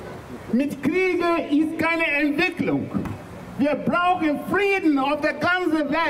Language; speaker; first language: German; non-native, fluent; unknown